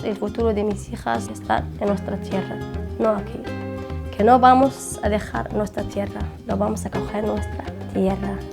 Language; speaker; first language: Spanish; non-native, learner; Arabic